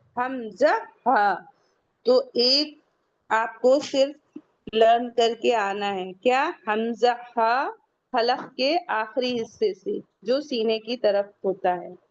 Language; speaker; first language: Urdu; native; Urdu